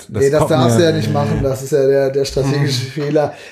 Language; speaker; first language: German; native; German